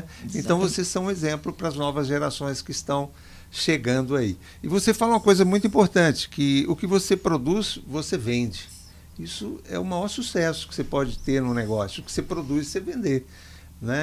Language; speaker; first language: Portuguese; native; Portuguese